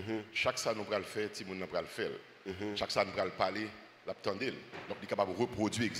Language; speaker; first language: French; non-native, local second language; Haitian Creole